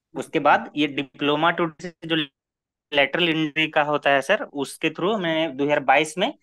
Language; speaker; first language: Hindi; native; Hindi